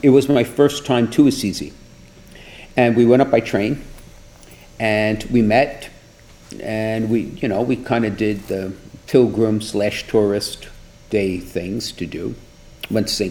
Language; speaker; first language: English; native; English